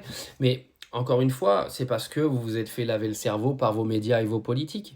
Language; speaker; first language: French; native; French